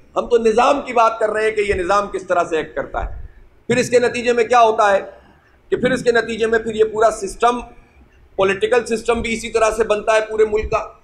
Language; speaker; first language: Urdu; native; Urdu